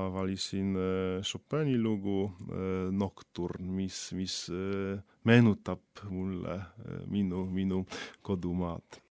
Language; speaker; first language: Estonian; non-native, fluent; Polish